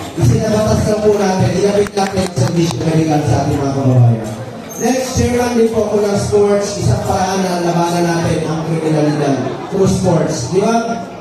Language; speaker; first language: Filipino; non-native, local second language; Cebuano